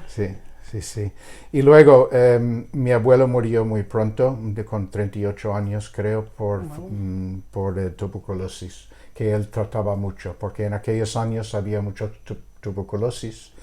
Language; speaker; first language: Spanish; non-native, fluent; English